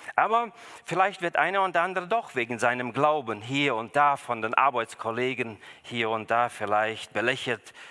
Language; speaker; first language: German; early bilingual, other home language; Russian